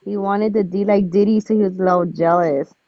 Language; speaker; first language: English; native; English